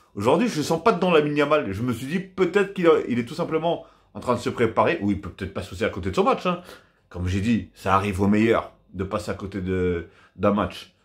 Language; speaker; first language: French; native; French